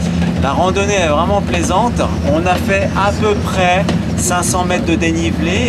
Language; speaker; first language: French; native; French